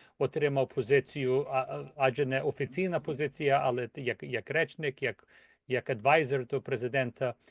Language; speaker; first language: Ukrainian; early bilingual, heritage; Ukrainian